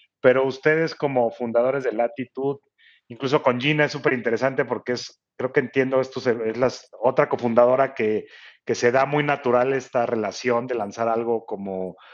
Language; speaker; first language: Spanish; native; Spanish